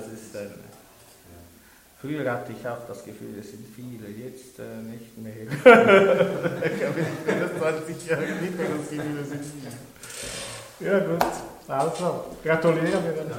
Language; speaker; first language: German; non-native, local second language; French